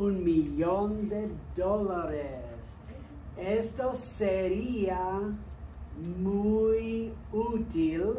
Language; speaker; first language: Spanish; non-native, fluent; English